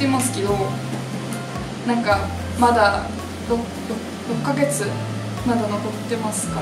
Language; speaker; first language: Japanese; non-native, fluent; English